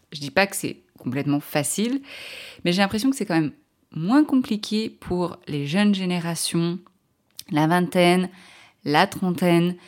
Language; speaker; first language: French; native; French